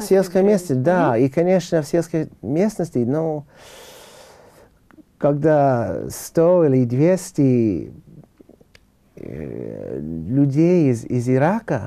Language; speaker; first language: Russian; non-native, learner; English